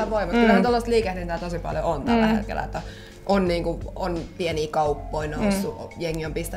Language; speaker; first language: Finnish; native; Finnish